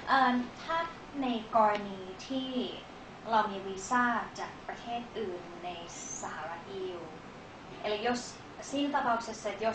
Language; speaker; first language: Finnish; non-native, fluent; Thai